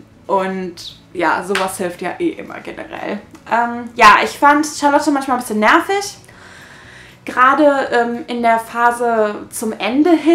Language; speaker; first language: German; native; German